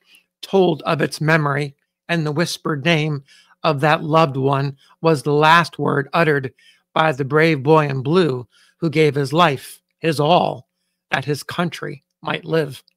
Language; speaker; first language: English; native; English